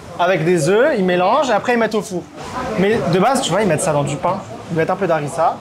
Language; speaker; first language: French; early bilingual, other home language; Arabic